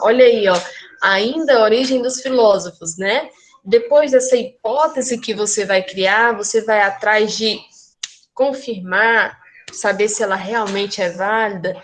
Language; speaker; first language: Portuguese; native; Portuguese